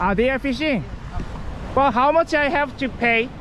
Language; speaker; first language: English; non-native, learner; Korean